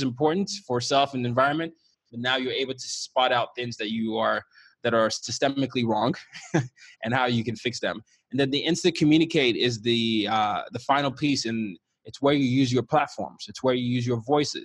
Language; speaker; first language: English; non-native, local second language; Yoruba